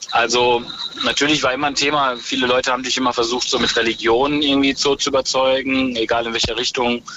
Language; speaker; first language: German; native; German